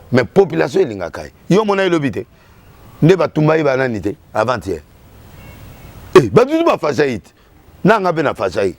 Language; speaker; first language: Lingala; non-native, local second language; Kongo